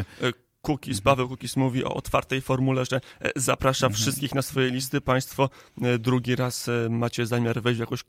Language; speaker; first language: Polish; native; Polish